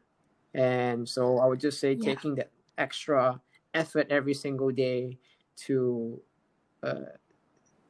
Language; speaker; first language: English; native; English